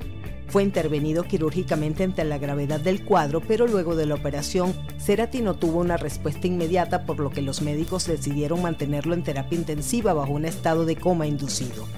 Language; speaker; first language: Spanish; native; Spanish